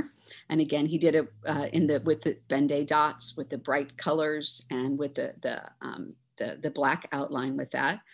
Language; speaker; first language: English; native; English